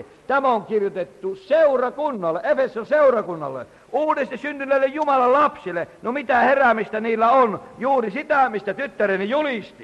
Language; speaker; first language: Finnish; native; Finnish